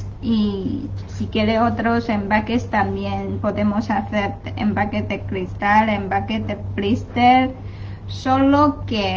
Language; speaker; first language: Spanish; non-native, fluent; Chinese